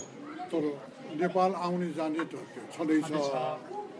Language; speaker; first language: Nepali; non-native, local second language; Newari